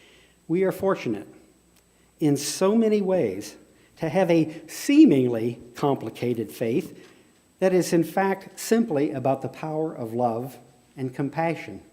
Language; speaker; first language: English; native; English